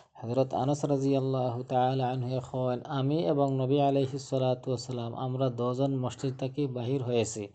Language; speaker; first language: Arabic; non-native, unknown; Sylheti